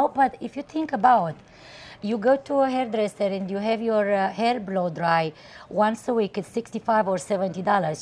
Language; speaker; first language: English; non-native, fluent; Romanian